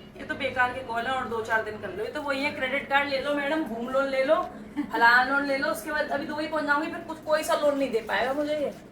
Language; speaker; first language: Hindi; native; Hindi